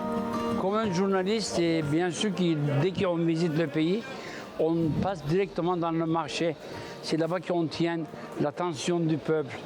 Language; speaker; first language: French; non-native, fluent; Turkish